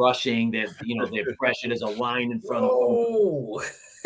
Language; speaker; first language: English; native; English